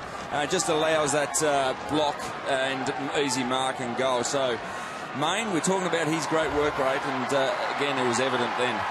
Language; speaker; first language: English; native; English